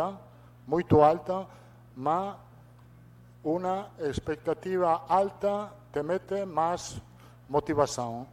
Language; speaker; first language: Portuguese; non-native, fluent; Italian